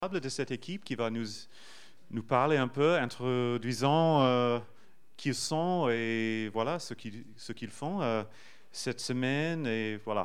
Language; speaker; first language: French; non-native, fluent; English